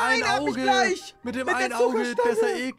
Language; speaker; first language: German; native; German